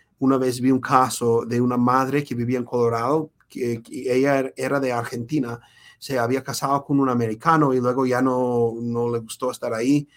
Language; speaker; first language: Spanish; non-native, fluent; English